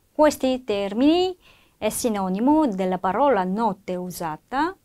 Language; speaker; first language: Italian; non-native, fluent; Korean